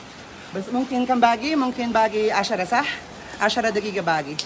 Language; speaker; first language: Arabic; non-native, learner; Filipino